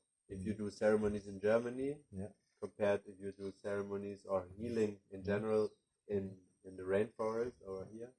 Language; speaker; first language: English; non-native, fluent; German